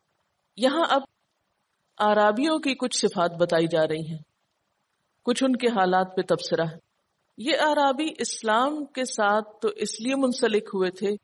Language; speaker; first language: Urdu; native; Urdu